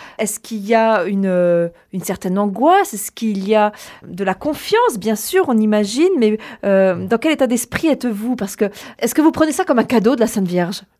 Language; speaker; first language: French; native; French